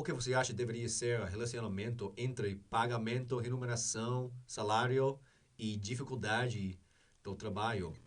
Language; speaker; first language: Portuguese; non-native, fluent; English